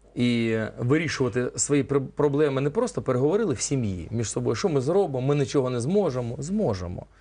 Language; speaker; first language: Ukrainian; non-native, local second language; Russian